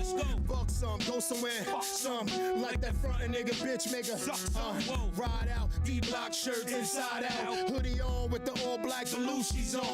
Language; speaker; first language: English; native; English